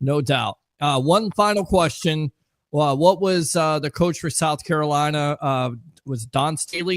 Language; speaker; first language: English; native; English